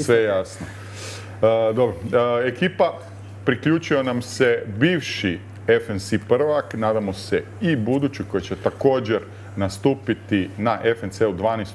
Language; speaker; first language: Croatian; native; Croatian